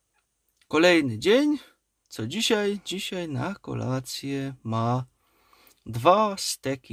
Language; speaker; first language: Polish; native; Polish